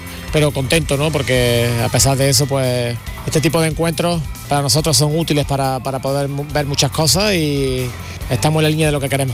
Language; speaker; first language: Spanish; native; Spanish